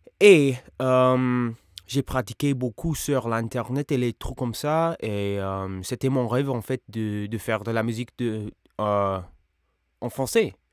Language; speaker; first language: French; non-native, learner; English